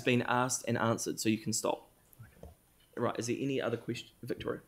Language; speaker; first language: English; native; English